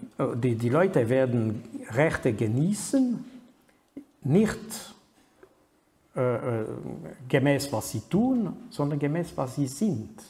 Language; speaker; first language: German; non-native, fluent; French